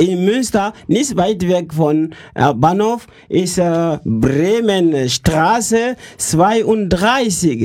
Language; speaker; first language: German; non-native, learner; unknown